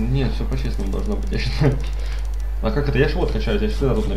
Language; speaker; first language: Russian; native; Russian